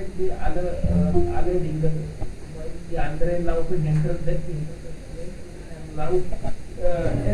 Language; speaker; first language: German; non-native, learner; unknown